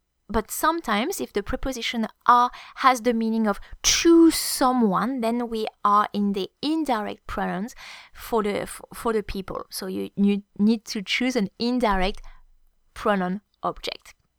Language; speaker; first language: English; non-native, fluent; French